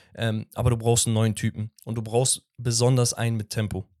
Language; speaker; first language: German; early bilingual, other home language; Turkish